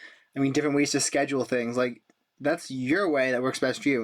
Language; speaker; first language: English; native; English